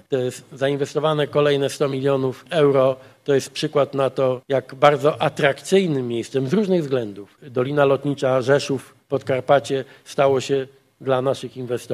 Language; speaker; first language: Polish; native; Polish